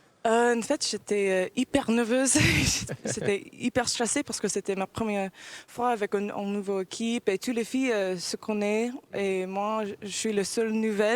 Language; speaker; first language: French; early bilingual, heritage; English